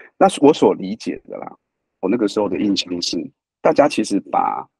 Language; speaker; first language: Chinese; native; Chinese